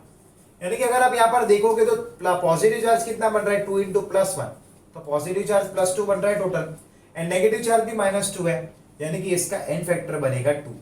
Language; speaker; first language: Hindi; non-native, local second language; Gujarati